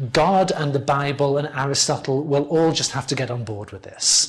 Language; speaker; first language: English; native; English